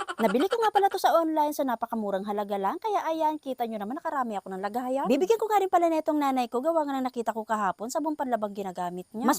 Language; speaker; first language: Filipino; non-native, local second language; Bikol